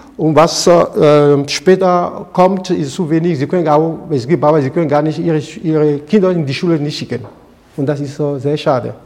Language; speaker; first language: German; non-native, fluent; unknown